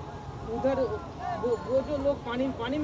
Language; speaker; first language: Hindi; non-native, local second language; Bangla